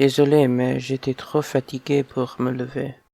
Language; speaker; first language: French; non-native, learner; English